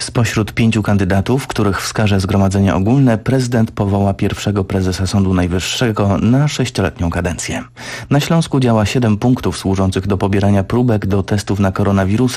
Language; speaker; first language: Polish; native; Polish